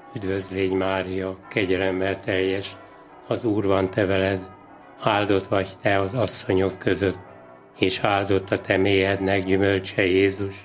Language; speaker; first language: Hungarian; native; Hungarian